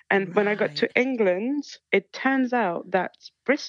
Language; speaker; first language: English; non-native, fluent; French